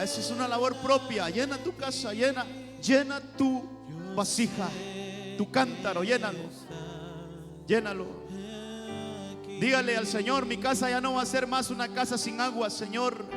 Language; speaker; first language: Spanish; native; Spanish